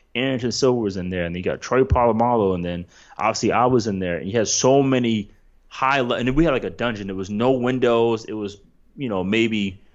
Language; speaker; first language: English; native; English